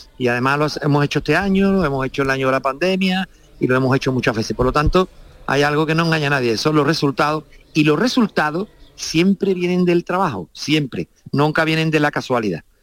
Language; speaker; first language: Spanish; native; Spanish